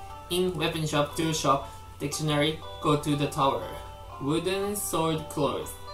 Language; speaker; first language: English; non-native, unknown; Japanese